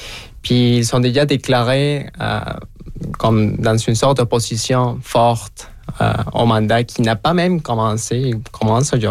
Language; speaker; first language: French; non-native, fluent; Spanish